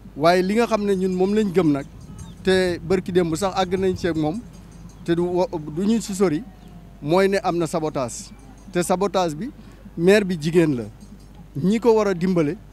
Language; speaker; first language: Wolof; native; Wolof